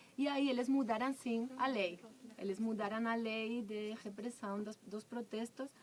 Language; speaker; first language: Portuguese; non-native, fluent; Spanish